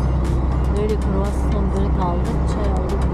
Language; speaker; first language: Turkish; non-native, learner; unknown